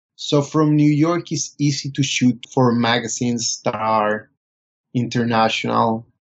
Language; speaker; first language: English; non-native, fluent; Spanish